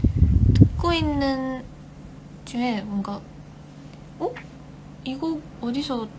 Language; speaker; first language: Korean; non-native, learner; Japanese